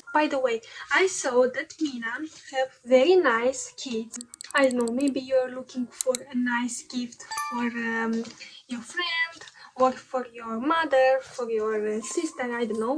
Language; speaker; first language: English; non-native, fluent; Romanian